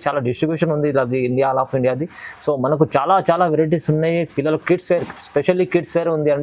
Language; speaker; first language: Telugu; native; Telugu